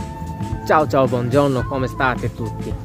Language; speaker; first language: Italian; non-native, fluent; Bangla